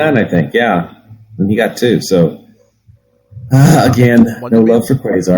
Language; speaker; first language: English; native; English